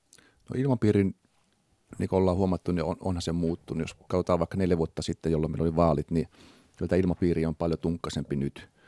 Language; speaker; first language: Finnish; native; Finnish